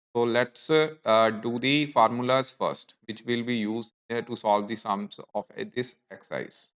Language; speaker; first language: English; non-native, local second language; Punjabi